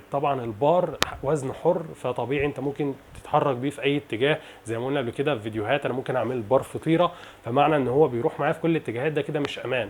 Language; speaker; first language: Arabic; native; Arabic